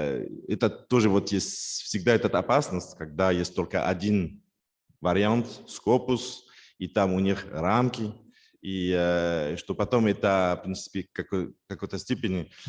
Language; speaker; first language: Russian; non-native, fluent; French